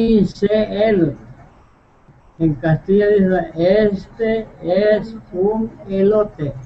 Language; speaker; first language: Spanish; non-native, local second language; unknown